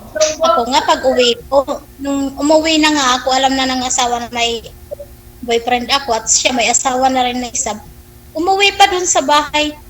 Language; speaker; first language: Filipino; non-native, local second language; Waray